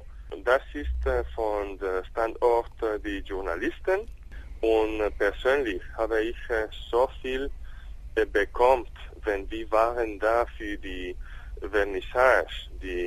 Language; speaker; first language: German; non-native, learner; Spanish